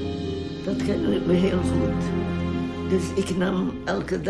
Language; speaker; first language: Dutch; early bilingual, other home language; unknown